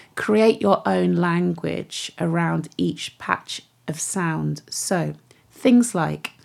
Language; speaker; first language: English; native; English